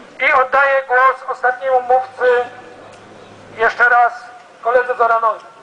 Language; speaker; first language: Polish; native; Polish